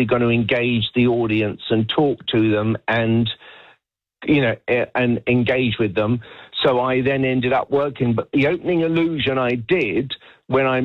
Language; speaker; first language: English; native; English